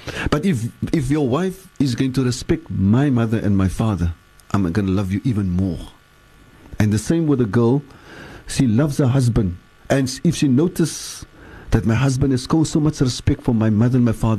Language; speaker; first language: English; early bilingual, other home language; Afrikaans